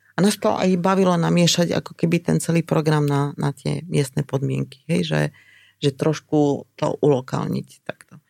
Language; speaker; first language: Slovak; native; Slovak